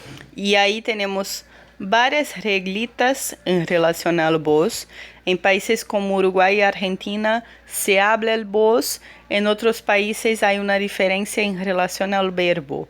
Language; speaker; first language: Spanish; non-native, fluent; Portuguese